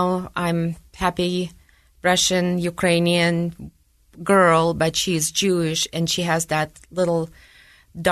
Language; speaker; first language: English; non-native, fluent; Russian